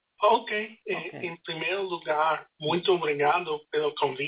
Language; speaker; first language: Portuguese; non-native, learner; English